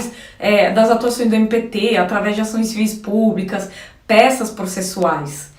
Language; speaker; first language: Portuguese; native; Portuguese